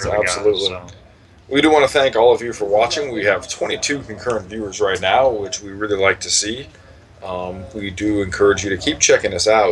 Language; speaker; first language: English; native; English